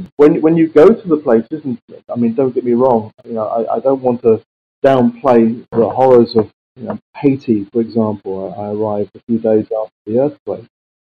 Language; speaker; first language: English; native; English